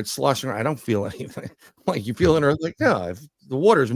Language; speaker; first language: English; native; English